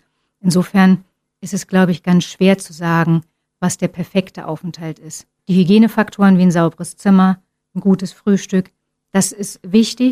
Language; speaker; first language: German; native; German